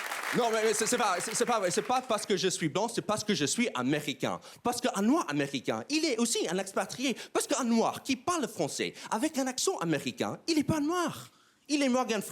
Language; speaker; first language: French; non-native, fluent; English